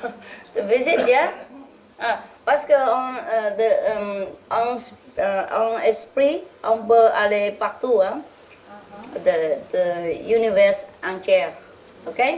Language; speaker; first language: French; non-native, learner; Vietnamese